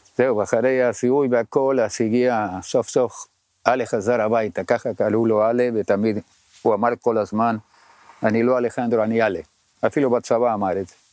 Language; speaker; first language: Hebrew; non-native, fluent; Spanish